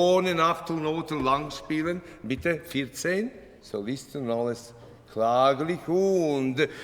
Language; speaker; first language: German; non-native, fluent; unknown